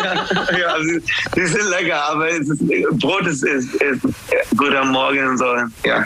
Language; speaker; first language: German; non-native, fluent; English